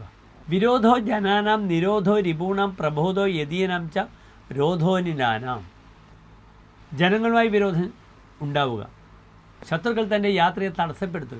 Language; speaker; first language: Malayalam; native; Malayalam